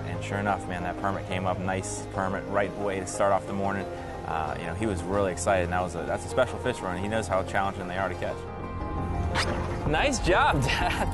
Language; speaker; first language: English; native; English